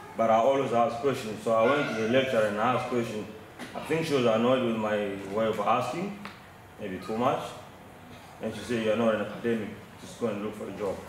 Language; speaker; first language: English; non-native, fluent; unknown